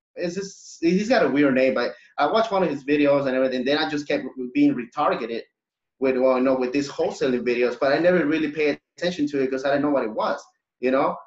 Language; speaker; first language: English; early bilingual, other home language; Spanish